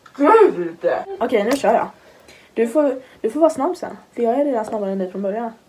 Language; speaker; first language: Swedish; native; Swedish